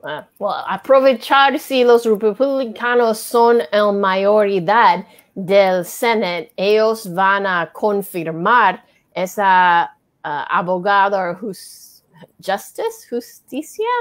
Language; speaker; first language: Spanish; non-native, learner; English